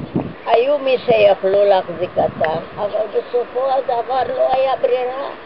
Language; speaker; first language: Hebrew; non-native, fluent; Hungarian